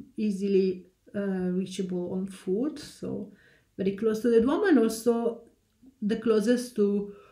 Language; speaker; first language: English; non-native, fluent; Italian